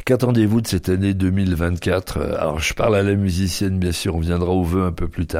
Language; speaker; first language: French; native; French